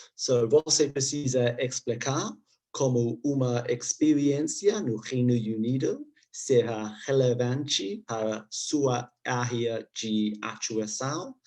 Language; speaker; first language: Portuguese; non-native, learner; English